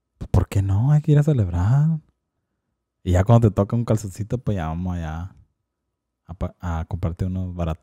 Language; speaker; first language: Spanish; early bilingual, heritage; Spanish